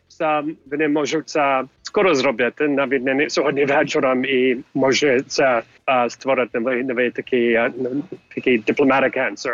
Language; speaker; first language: Ukrainian; early bilingual, heritage; English